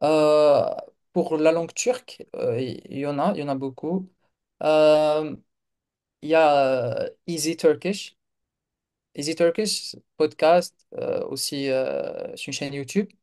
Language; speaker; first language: French; non-native, local second language; Kabyle